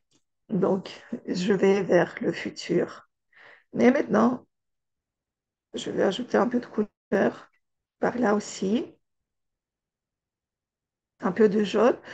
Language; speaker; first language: French; non-native, fluent; Russian